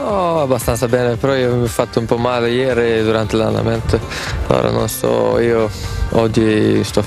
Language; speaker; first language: Italian; non-native, fluent; Swedish